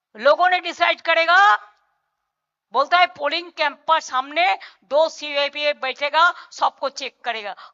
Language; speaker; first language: Hindi; non-native, local second language; Bangla